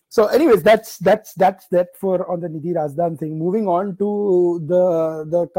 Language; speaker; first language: English; non-native, local second language; Gujarati